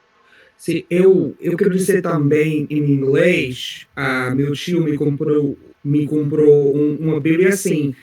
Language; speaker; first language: Portuguese; non-native, learner; English